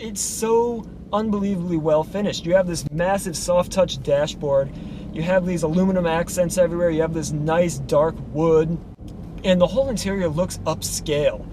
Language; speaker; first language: English; native; English